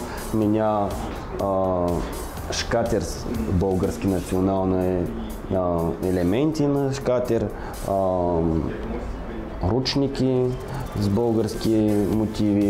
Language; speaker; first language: Russian; non-native, learner; Bulgarian